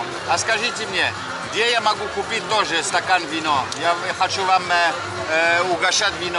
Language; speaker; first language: Russian; non-native, fluent; English